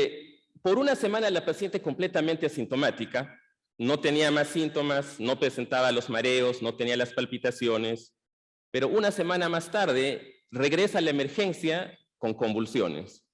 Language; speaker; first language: Spanish; native; Spanish